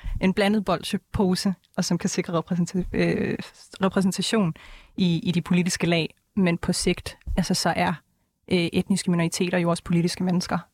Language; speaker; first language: Danish; early bilingual, other home language; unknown